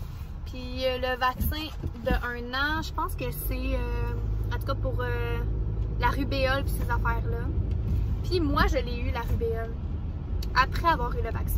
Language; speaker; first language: French; native; French